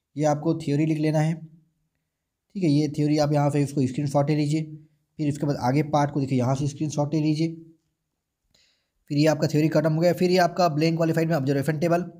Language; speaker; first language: Hindi; native; Hindi